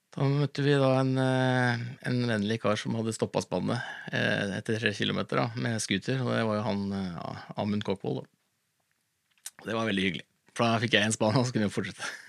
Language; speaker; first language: Norwegian; native; Norwegian